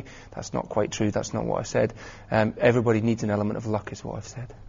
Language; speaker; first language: English; native; English